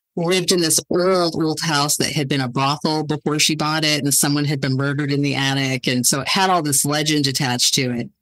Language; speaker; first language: English; native; English